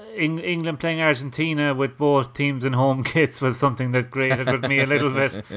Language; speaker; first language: English; native; English